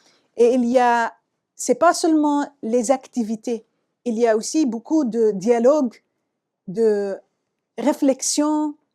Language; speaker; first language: French; non-native, fluent; Arabic